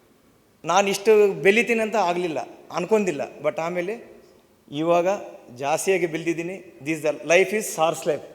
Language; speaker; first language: Kannada; non-native, local second language; Telugu